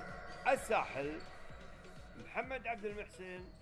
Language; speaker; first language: Arabic; native; Arabic